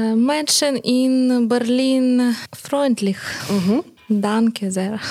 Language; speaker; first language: German; non-native, learner; Ukrainian